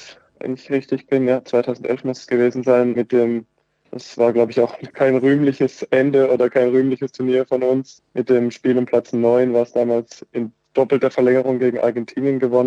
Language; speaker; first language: German; native; German